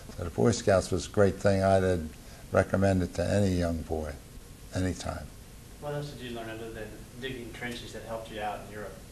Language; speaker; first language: English; native; English